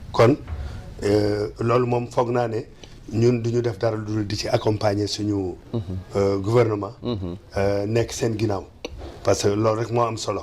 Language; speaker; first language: Wolof; non-native, local second language; Serer